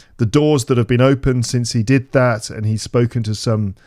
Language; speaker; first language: English; native; English